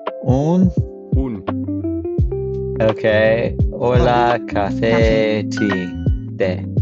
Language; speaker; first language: Spanish; non-native, learner; English